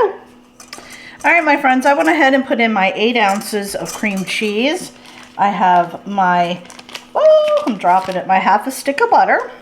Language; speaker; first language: English; native; English